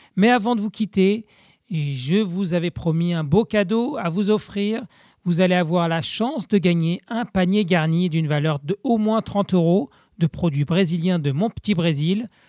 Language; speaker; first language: French; native; French